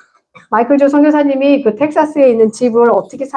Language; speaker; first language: Korean; native; Korean